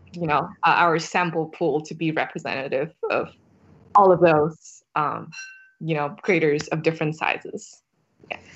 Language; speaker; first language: English; non-native, fluent; Vietnamese